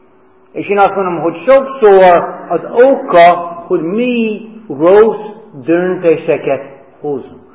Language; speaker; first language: Hungarian; non-native, learner; English